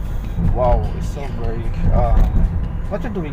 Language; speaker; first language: English; non-native, learner; Filipino